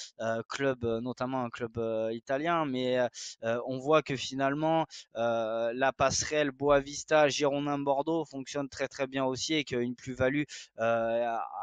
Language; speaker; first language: French; native; French